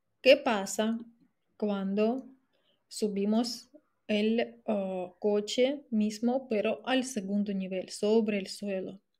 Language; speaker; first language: Spanish; non-native, fluent; Russian